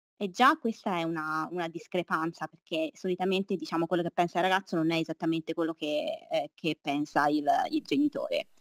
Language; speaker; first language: Italian; early bilingual, other home language; Chinese